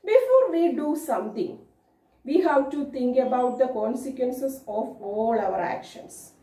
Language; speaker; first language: English; non-native, local second language; Malayalam